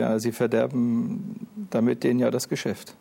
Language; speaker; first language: German; native; German